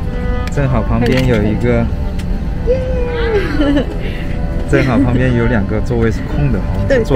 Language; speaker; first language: Chinese; native; Chinese